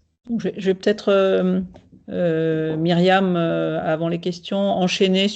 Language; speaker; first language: French; native; French